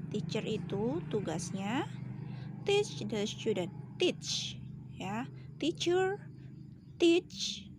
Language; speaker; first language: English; non-native, fluent; Indonesian